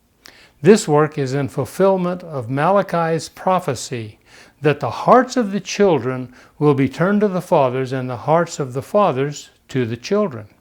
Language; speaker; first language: English; native; English